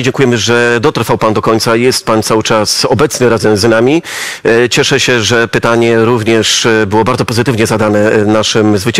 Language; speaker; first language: Polish; native; Polish